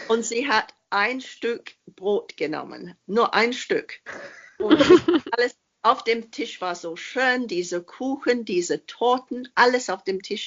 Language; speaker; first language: German; non-native, fluent; English